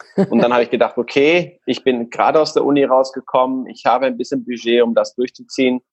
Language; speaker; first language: German; non-native, fluent; Spanish